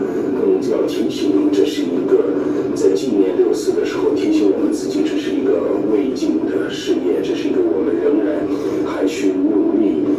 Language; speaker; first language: Chinese; native; Chinese